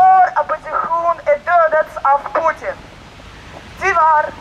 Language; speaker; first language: Swedish; non-native, learner; Russian